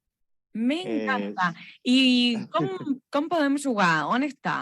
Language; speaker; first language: Catalan; non-native, local second language; Spanish